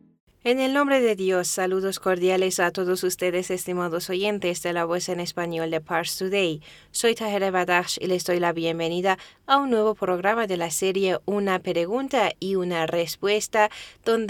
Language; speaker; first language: Spanish; non-native, fluent; Persian